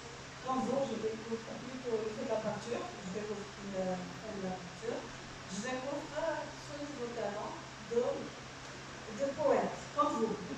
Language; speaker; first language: French; non-native, local second language; Arabic